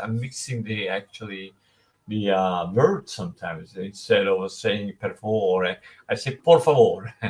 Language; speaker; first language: English; non-native, fluent; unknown